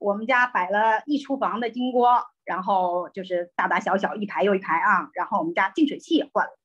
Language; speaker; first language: Chinese; native; Chinese